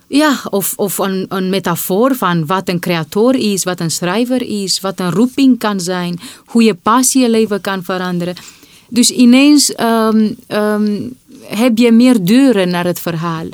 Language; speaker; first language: Dutch; non-native, fluent; Romanian